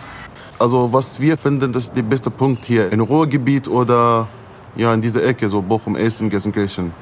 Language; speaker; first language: German; non-native, fluent; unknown